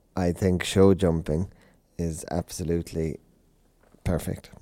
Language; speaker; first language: English; native; English